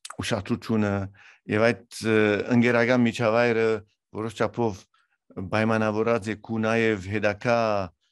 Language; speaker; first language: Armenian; early bilingual, heritage; Armenian